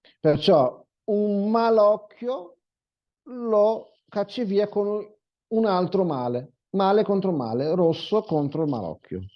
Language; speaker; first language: Italian; non-native, fluent; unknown